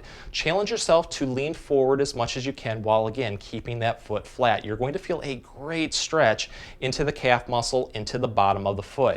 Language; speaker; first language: English; native; English